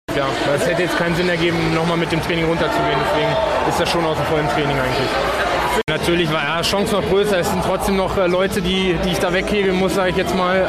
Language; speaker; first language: German; native; German